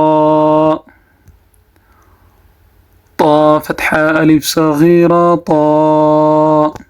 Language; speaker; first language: Arabic; non-native, fluent; Amharic